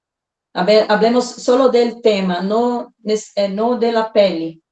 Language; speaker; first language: Spanish; non-native, fluent; Portuguese